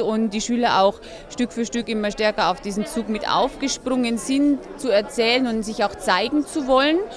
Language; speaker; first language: German; native; German